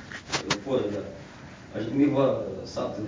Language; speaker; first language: Dutch; non-native, learner; Arabic